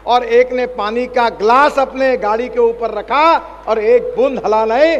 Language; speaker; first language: Hindi; non-native, local second language; Marathi